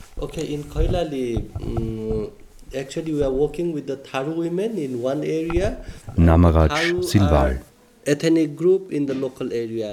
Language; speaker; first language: English; non-native, fluent; Nepali